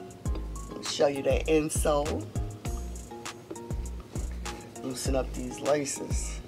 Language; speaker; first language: English; native; English